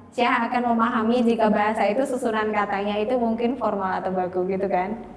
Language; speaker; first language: Indonesian; non-native, local second language; Javanese